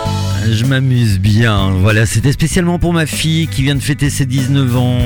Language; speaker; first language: French; native; French